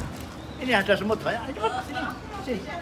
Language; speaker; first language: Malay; non-native, local second language; Javanese